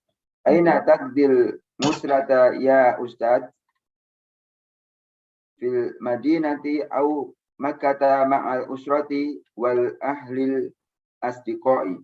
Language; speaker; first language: Arabic; non-native, learner; Indonesian